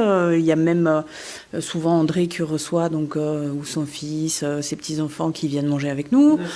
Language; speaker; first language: French; native; French